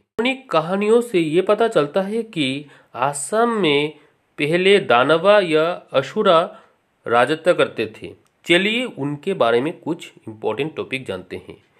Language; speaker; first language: Hindi; non-native, local second language; Assamese